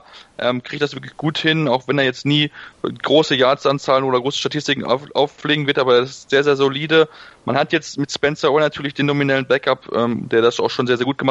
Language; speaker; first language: German; native; German